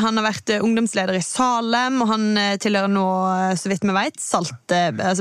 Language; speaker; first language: Norwegian; native; Norwegian